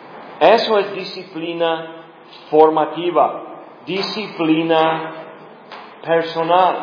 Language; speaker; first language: Spanish; non-native, fluent; English